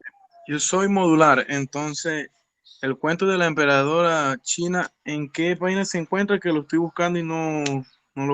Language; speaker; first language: Spanish; native; Spanish